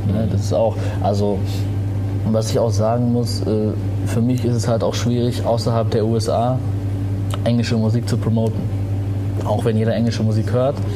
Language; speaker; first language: German; early bilingual, other home language; Arabic